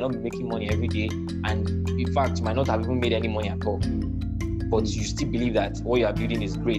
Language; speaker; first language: English; non-native, local second language; Igbo